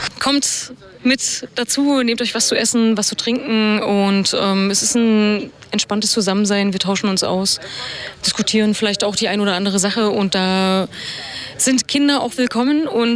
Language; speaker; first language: German; native; German